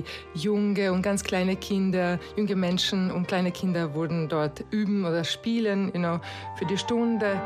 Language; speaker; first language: German; non-native, fluent; Croatian